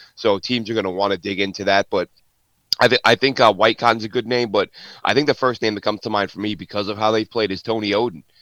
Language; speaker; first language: English; native; English